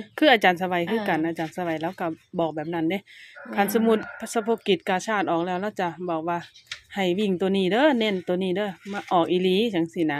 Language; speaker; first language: Thai; native; Thai